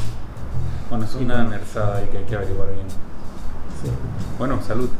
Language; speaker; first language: Spanish; native; Spanish